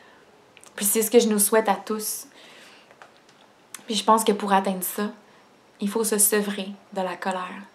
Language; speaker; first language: French; native; French